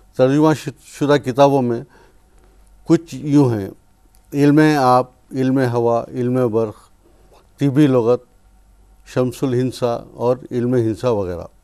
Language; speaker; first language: Urdu; native; Urdu